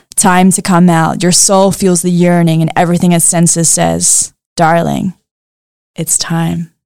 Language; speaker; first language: English; early bilingual, other home language; Dutch